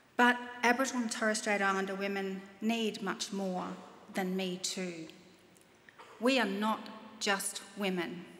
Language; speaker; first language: English; native; English